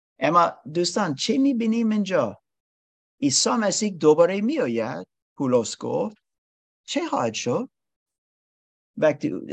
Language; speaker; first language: Persian; non-native, learner; English